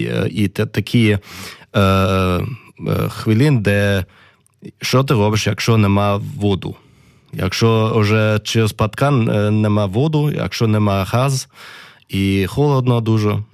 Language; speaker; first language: Ukrainian; non-native, learner; German